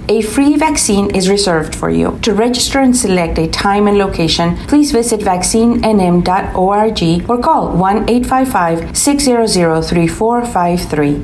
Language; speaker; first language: English; native; English